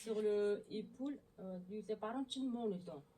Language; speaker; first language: French; non-native, learner; Mongolian